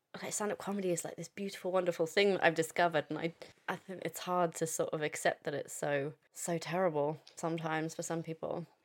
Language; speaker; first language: English; early bilingual, other home language; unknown